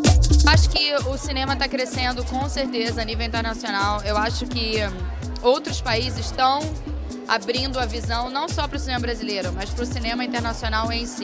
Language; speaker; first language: Portuguese; native; Portuguese